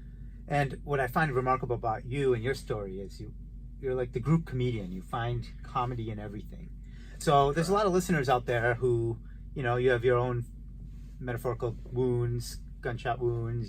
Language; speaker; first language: English; native; English